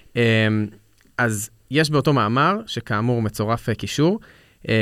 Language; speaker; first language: Hebrew; native; Hebrew